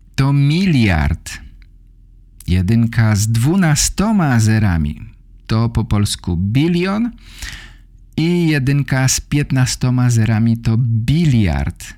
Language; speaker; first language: Polish; native; Polish